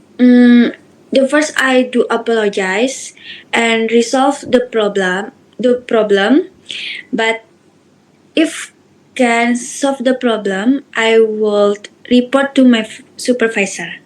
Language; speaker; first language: English; non-native, learner; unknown